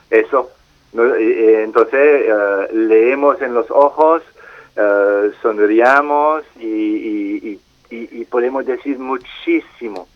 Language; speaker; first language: Spanish; non-native, fluent; French